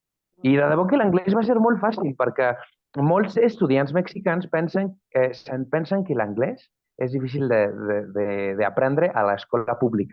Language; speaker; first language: Catalan; non-native, fluent; Spanish